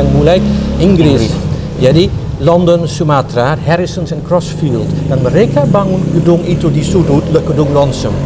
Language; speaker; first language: Indonesian; non-native, fluent; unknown